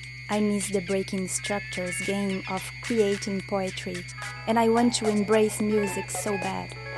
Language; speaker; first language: English; non-native, fluent; Portuguese